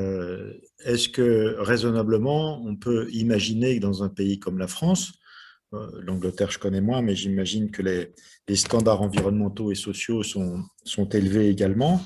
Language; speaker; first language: French; native; French